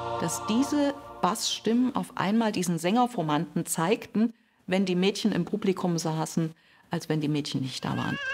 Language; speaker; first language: German; native; German